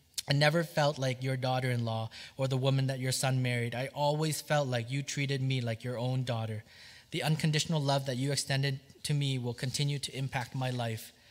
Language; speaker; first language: English; early bilingual, other home language; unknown